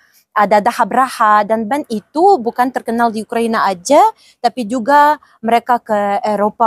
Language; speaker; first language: Indonesian; non-native, fluent; Ukrainian